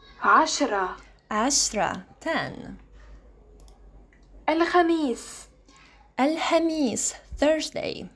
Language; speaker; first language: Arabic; non-native, learner; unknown